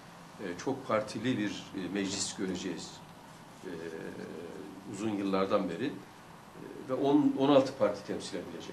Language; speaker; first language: Turkish; native; Turkish